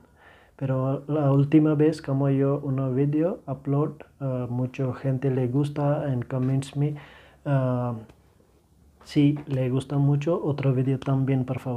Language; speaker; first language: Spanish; non-native, learner; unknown